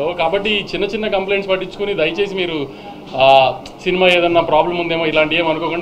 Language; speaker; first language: Telugu; native; Telugu